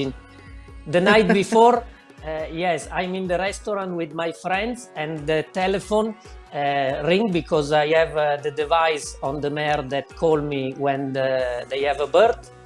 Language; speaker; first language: English; non-native, learner; Italian